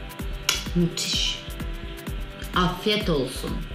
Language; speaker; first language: Turkish; non-native, learner; Russian